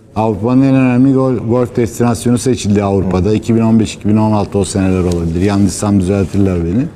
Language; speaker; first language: Turkish; native; Turkish